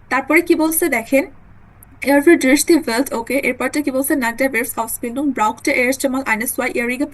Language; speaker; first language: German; non-native, fluent; Bangla